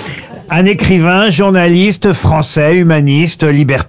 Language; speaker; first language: French; native; French